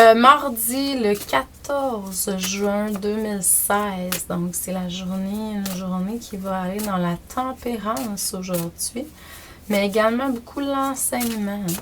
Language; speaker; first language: French; native; French